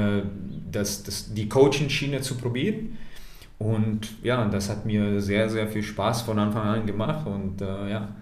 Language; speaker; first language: German; non-native, fluent; Italian